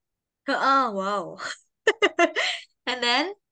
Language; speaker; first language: English; non-native, fluent; Indonesian